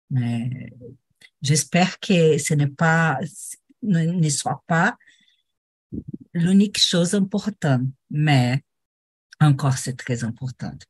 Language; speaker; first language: French; non-native, learner; Portuguese